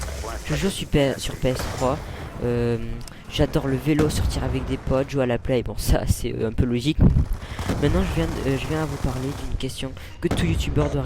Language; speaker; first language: French; native; French